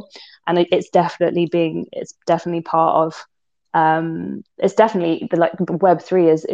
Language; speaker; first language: English; native; English